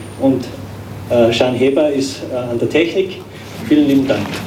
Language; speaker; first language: German; native; German